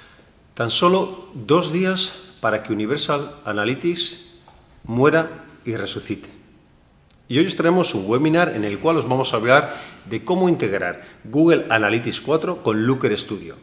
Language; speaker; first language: Spanish; native; Spanish